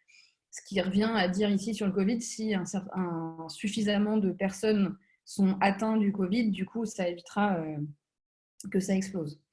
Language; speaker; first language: French; native; French